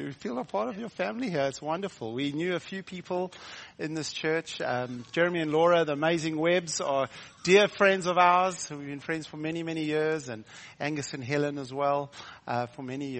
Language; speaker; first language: English; native; English